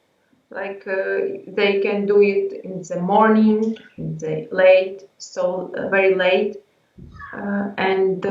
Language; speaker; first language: English; non-native, learner; Ukrainian